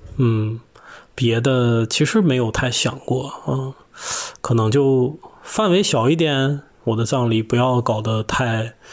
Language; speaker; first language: Chinese; native; Chinese